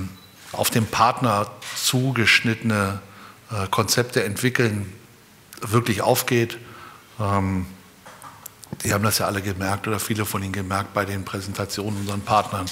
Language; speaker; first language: German; native; German